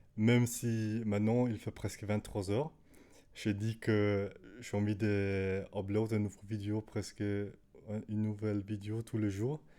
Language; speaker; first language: French; non-native, learner; Danish